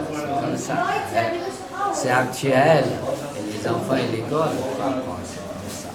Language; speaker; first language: French; non-native, learner; Chinese